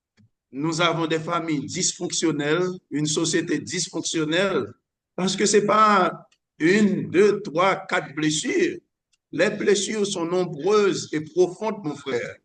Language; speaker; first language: French; non-native, local second language; Haitian Creole